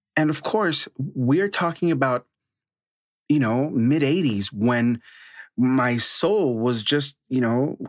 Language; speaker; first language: English; early bilingual, other home language; Spanish